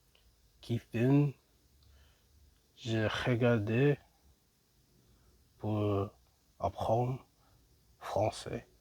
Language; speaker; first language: French; non-native, learner; English